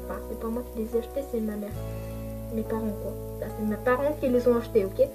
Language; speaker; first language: French; native; French